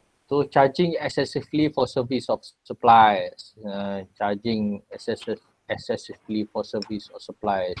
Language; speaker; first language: English; non-native, local second language; Malay